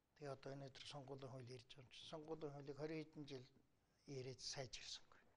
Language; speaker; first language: Mongolian; native; Mongolian